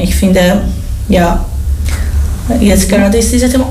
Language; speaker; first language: German; non-native, learner; Persian